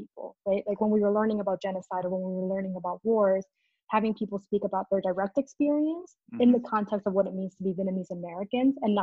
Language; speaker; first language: English; native; English